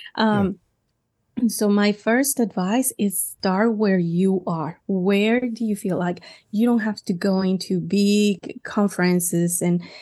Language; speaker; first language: English; non-native, fluent; Spanish